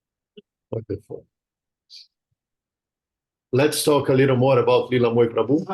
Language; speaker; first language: English; non-native, fluent; Portuguese